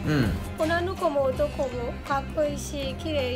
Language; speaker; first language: Japanese; non-native, learner; Burmese